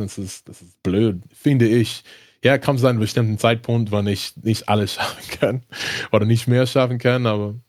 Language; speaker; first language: German; non-native, learner; English